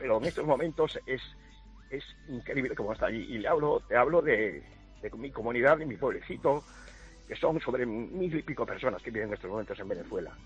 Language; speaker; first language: Spanish; native; Spanish